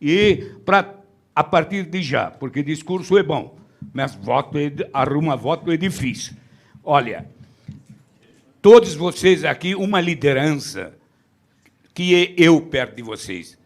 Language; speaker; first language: Portuguese; non-native, fluent; Arabic